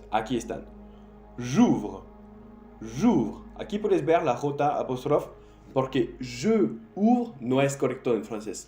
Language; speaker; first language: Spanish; non-native, fluent; French